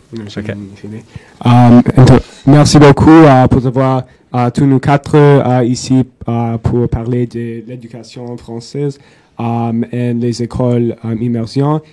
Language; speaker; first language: French; non-native, local second language; English